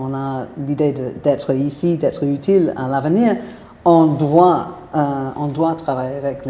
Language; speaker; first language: French; non-native, fluent; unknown